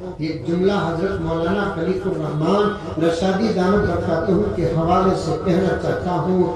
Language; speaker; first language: Urdu; native; Urdu